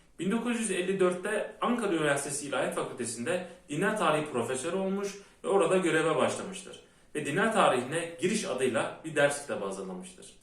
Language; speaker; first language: Turkish; early bilingual, heritage; Turkish